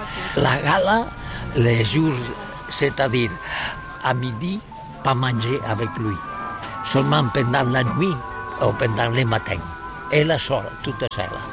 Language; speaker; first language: French; non-native, learner; Catalan